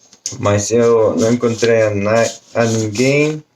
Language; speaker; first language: Portuguese; non-native, learner; Spanish